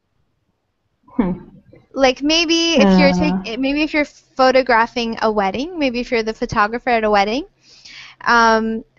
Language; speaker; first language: English; native; English